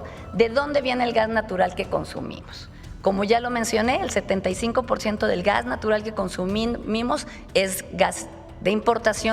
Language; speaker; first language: Spanish; native; Spanish